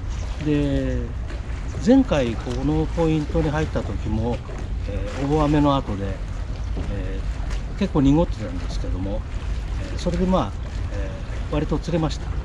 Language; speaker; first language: Japanese; native; Japanese